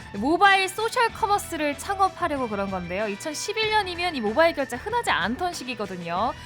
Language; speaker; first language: Korean; native; Korean